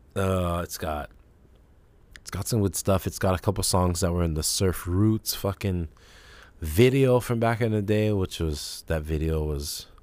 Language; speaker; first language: English; native; English